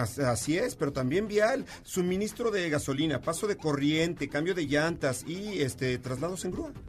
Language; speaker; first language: Spanish; native; Spanish